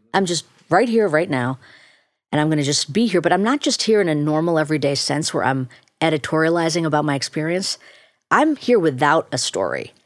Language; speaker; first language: English; native; English